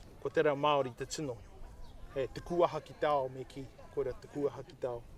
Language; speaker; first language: Māori; native; Māori